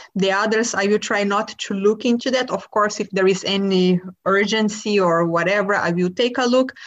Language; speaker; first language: English; non-native, fluent; Portuguese